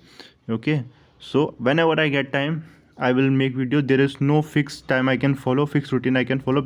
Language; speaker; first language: English; non-native, local second language; Hindi